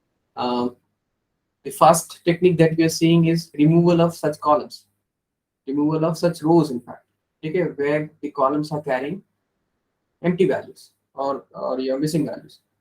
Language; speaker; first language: English; non-native, local second language; Hindi